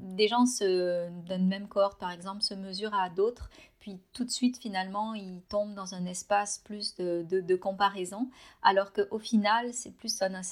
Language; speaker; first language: French; native; French